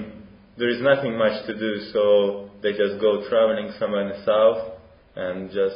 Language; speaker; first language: English; non-native, fluent; Russian